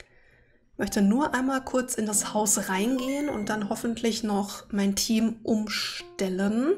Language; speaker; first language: German; native; German